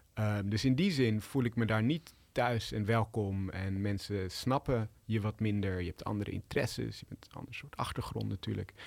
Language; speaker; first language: Dutch; native; Dutch